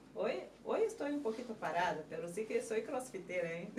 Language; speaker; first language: Spanish; non-native, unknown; Portuguese